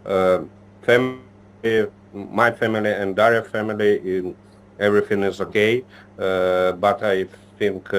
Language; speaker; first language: English; non-native, learner; Ukrainian